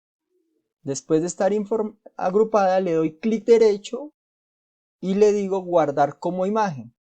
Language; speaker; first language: Spanish; native; Spanish